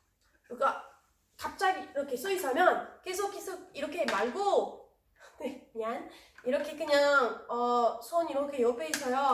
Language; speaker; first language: Korean; non-native, learner; French